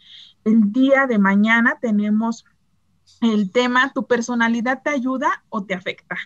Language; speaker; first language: Spanish; native; Spanish